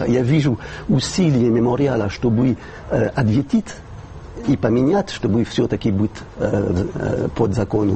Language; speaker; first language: Russian; non-native, fluent; French